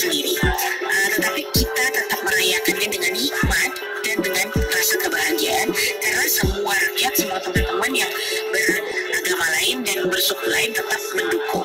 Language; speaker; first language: Indonesian; native; Indonesian